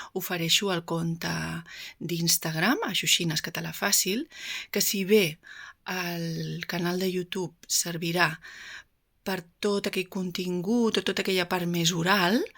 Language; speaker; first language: Catalan; native; Catalan